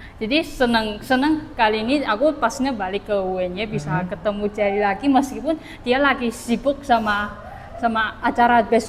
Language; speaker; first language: Indonesian; non-native, fluent; Chinese